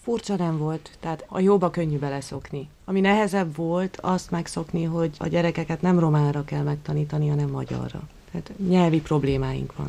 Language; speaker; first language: Hungarian; native; Hungarian